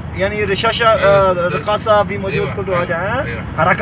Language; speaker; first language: Arabic; non-native, learner; Punjabi